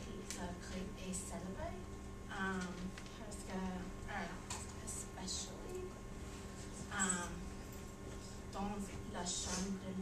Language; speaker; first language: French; non-native, learner; English